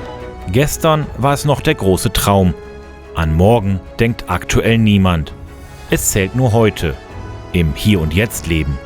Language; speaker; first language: German; native; German